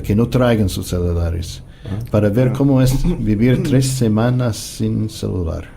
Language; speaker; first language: Spanish; non-native, fluent; English